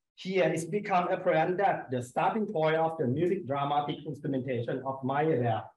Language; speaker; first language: English; non-native, learner; Thai